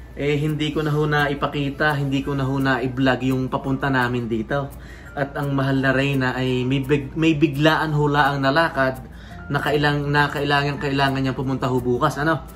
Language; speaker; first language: Filipino; native; Filipino